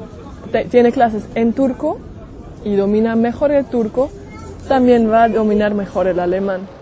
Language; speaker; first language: Spanish; non-native, fluent; German